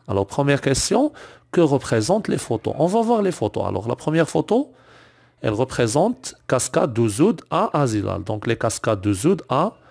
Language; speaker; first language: French; non-native, local second language; Arabic